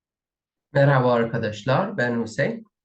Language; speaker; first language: Turkish; non-native, learner; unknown